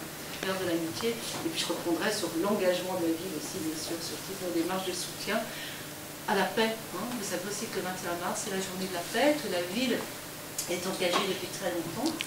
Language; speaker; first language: French; native; French